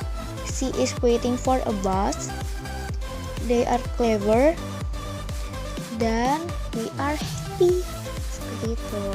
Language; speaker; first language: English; non-native, fluent; Indonesian